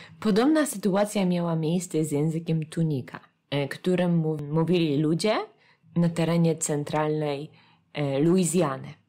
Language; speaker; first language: Polish; native; Polish